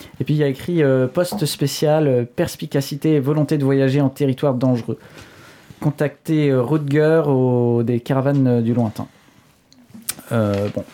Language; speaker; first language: French; native; French